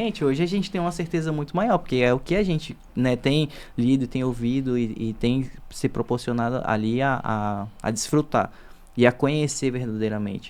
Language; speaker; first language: Portuguese; native; Portuguese